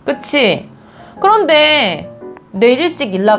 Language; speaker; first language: Korean; native; Korean